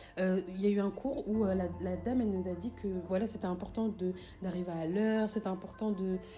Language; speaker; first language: French; native; French